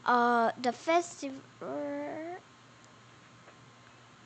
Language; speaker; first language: English; non-native, learner; Korean